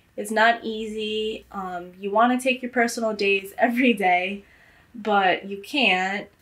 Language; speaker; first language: English; native; English